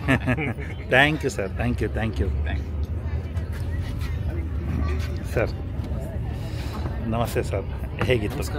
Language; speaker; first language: Kannada; native; Kannada